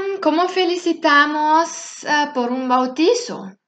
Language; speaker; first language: Spanish; non-native, fluent; German